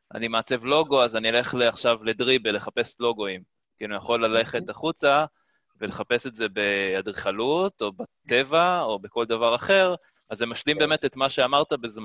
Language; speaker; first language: Hebrew; native; Hebrew